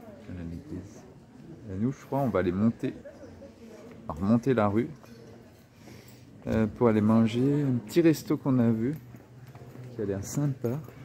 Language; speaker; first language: French; native; French